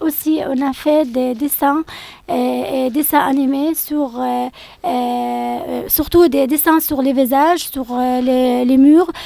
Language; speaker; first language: French; non-native, learner; Arabic